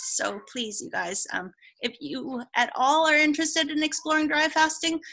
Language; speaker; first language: English; non-native, local second language; Cantonese